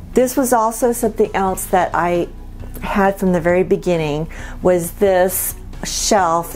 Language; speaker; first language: English; non-native, fluent; Spanish